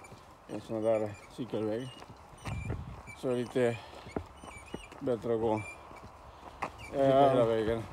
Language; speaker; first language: Swedish; non-native, learner; Spanish